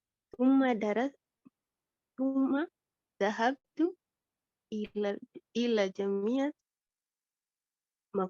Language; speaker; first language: Arabic; non-native, learner; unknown